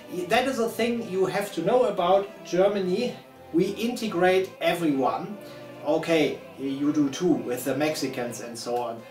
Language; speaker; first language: English; non-native, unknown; German